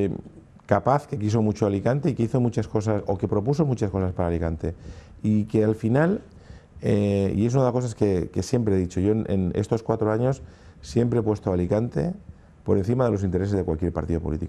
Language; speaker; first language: Spanish; native; Spanish